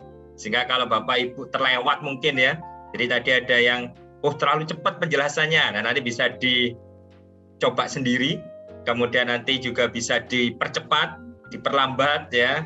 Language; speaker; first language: Indonesian; non-native, local second language; Javanese